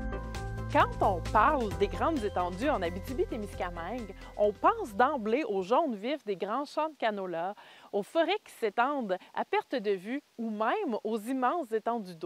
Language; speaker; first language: French; native; French